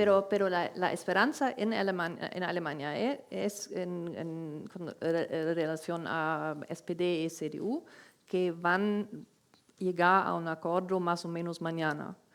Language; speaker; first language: Spanish; non-native, fluent; German